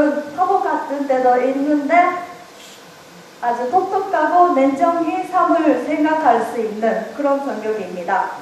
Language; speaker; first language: Korean; non-native, learner; Japanese